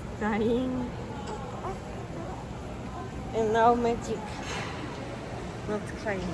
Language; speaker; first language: English; non-native, fluent; Polish